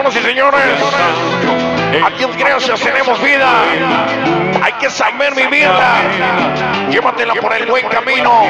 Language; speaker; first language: Spanish; native; Spanish